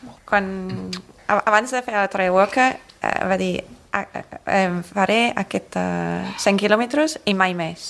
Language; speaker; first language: Catalan; non-native, learner; English